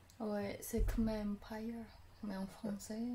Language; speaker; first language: French; non-native, learner; Khmer